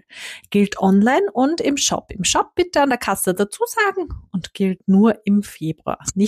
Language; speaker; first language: German; native; German